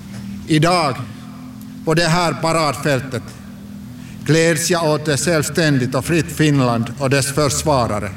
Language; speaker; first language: Swedish; non-native, local second language; Finnish